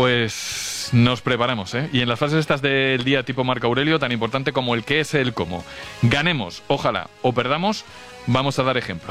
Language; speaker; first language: Spanish; native; Spanish